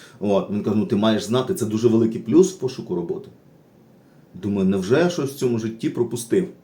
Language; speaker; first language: Ukrainian; native; Ukrainian